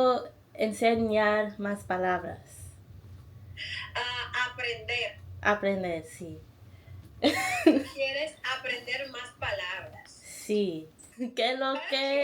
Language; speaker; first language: Spanish; non-native, learner; English